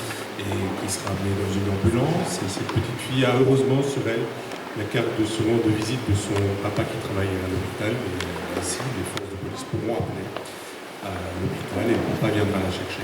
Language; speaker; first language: French; native; French